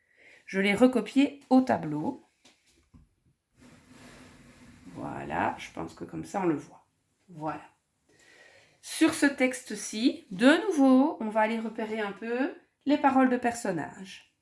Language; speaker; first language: French; native; French